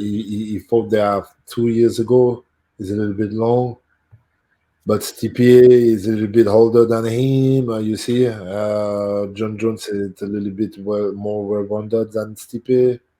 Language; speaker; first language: English; non-native, fluent; French